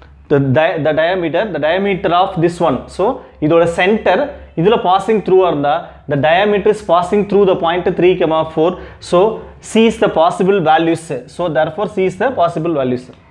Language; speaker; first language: English; non-native, local second language; Tamil